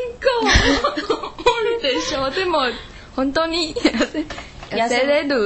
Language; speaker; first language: Japanese; non-native, learner; Chinese